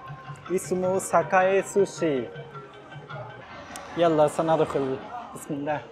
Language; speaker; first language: Arabic; non-native, fluent; Japanese